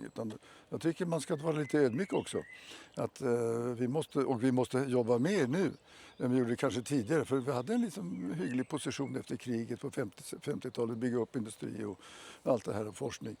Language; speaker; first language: Swedish; native; Swedish